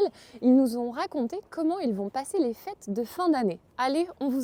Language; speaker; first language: French; native; French